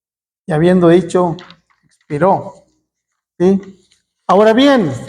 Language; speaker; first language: Spanish; native; Spanish